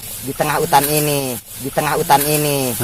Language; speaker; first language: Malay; non-native, local second language; Sundanese